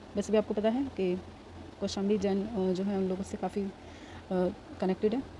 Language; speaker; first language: Hindi; native; Hindi